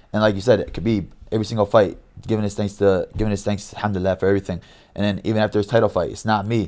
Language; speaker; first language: English; native; English